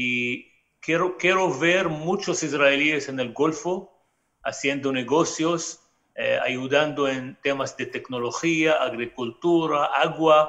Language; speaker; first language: Spanish; non-native, fluent; Arabic